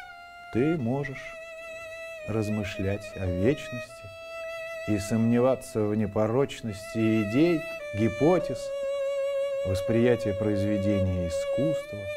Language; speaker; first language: Russian; native; Russian